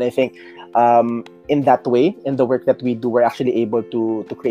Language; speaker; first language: English; non-native, local second language; Filipino